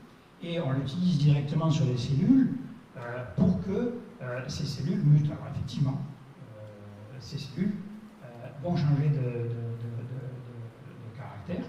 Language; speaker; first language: French; native; French